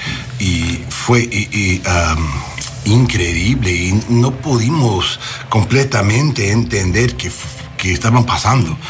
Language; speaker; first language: Spanish; non-native, learner; English